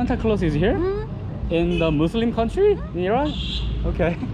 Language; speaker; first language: English; non-native, fluent; Korean